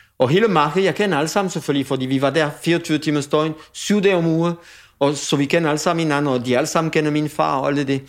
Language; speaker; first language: Danish; non-native, fluent; French